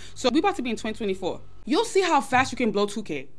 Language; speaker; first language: English; early bilingual, other home language; Yoruba